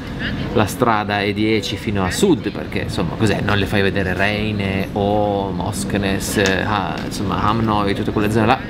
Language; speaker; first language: Italian; native; Italian